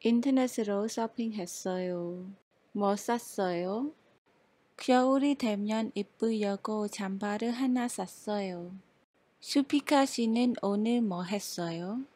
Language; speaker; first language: Korean; non-native, fluent; Khmer